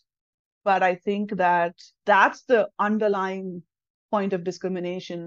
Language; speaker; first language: English; non-native, local second language; Tamil